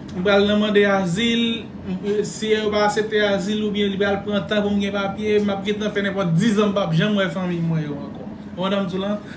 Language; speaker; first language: Haitian Creole; native; Haitian Creole